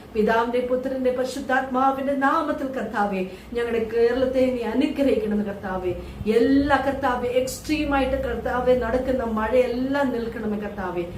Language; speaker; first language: Malayalam; early bilingual, heritage; Malayalam